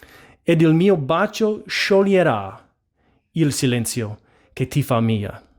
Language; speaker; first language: Italian; non-native, fluent; English